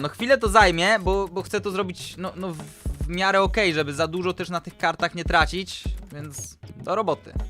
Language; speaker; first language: Polish; native; Polish